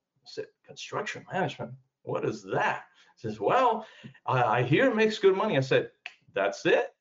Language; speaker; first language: English; early bilingual, other home language; Spanish